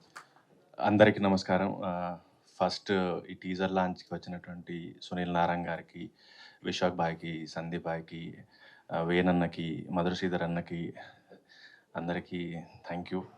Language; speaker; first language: Telugu; native; Telugu